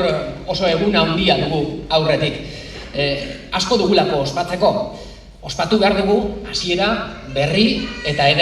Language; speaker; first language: Basque; native; Basque